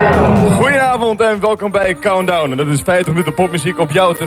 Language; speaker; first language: Dutch; non-native, fluent; English